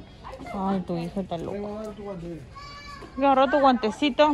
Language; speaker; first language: Spanish; native; Spanish